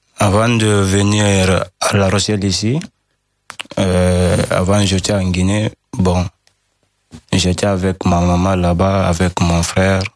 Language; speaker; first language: French; non-native, learner; Fula